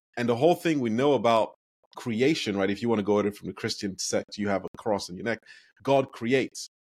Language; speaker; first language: English; non-native, local second language; Yoruba